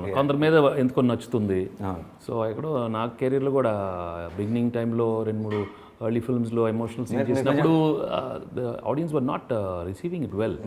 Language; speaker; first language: Telugu; native; Telugu